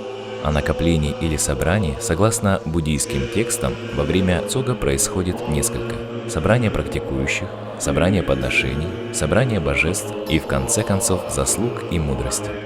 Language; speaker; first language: Russian; native; Russian